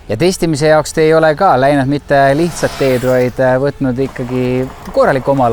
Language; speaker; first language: Estonian; native; Estonian